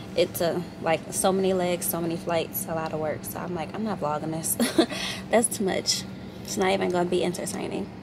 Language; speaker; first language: English; native; English